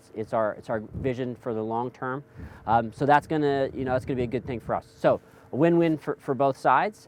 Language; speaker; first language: English; native; English